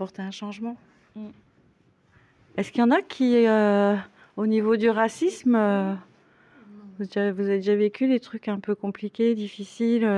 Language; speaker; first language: French; native; French